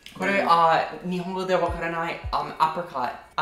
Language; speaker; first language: Japanese; non-native, learner; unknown